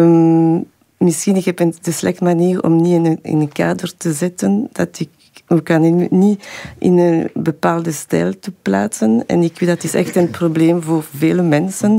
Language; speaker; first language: Dutch; non-native, fluent; French